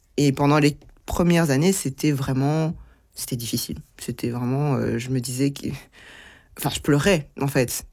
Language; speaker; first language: French; early bilingual, other home language; Lingala